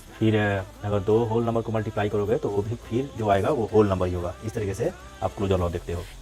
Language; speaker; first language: Hindi; native; Hindi